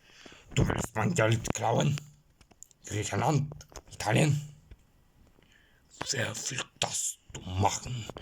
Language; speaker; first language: German; non-native, learner; Bulgarian